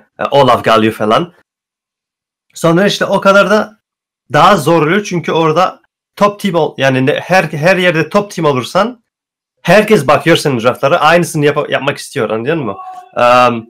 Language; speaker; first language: Turkish; early bilingual, heritage; Turkish